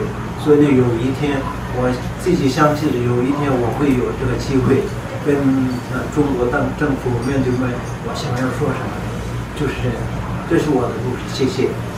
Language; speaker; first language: Chinese; non-native, learner; Tibetan